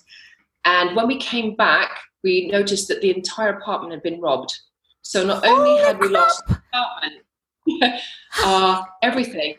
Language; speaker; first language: English; native; English